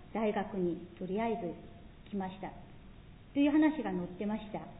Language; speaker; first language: Japanese; non-native, fluent; Korean